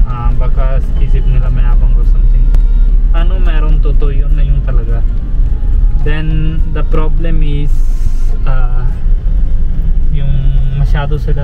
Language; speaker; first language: Filipino; non-native, learner; Hindi